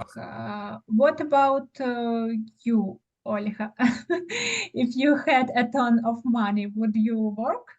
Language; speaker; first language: English; non-native, learner; Ukrainian